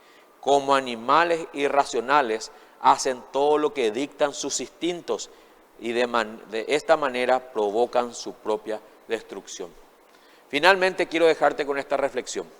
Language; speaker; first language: Spanish; native; Spanish